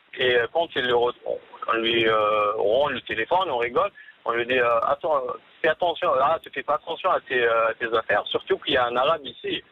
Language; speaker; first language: French; non-native, local second language; Kabyle